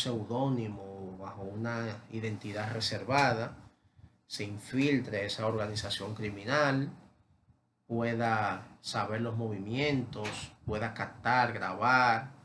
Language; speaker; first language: Spanish; native; Spanish